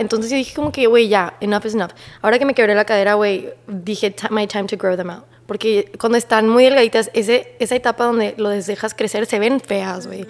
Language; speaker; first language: Spanish; native; Spanish